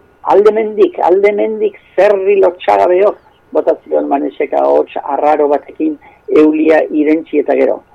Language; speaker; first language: Basque; non-native, local second language; Spanish